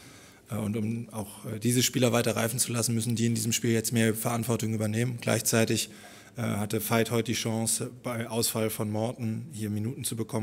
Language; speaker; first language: German; native; German